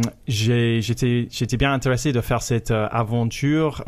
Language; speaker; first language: French; non-native, fluent; English